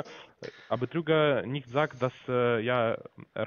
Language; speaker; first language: German; non-native, learner; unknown